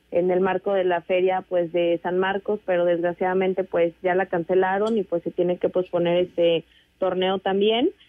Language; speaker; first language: Spanish; native; Spanish